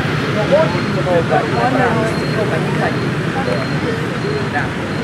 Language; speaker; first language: Russian; non-native, learner; Vietnamese